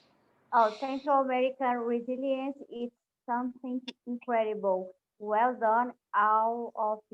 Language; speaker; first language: English; non-native, learner; Portuguese